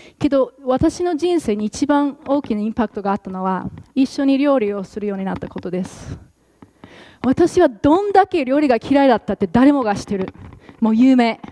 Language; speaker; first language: Japanese; non-native, fluent; English